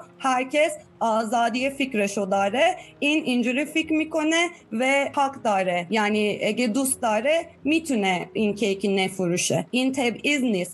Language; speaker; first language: Persian; non-native, fluent; Turkish